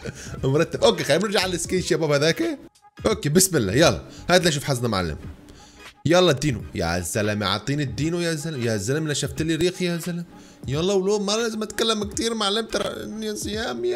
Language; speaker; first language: Arabic; native; Arabic